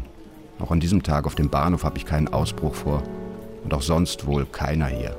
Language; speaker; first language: German; native; German